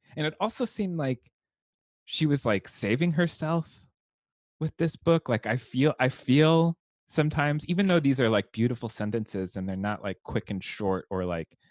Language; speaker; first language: English; native; English